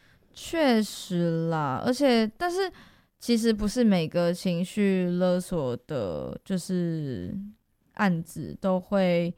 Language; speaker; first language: Chinese; native; Chinese